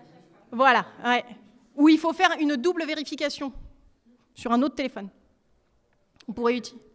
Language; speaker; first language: French; native; French